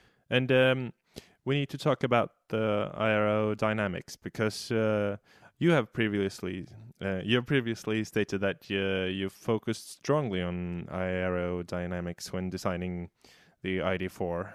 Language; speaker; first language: English; non-native, fluent; Norwegian